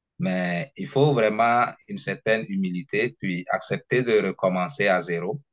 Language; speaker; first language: French; non-native, local second language; Ewe